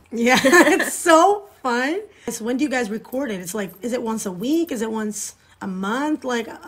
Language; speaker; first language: English; non-native, fluent; Portuguese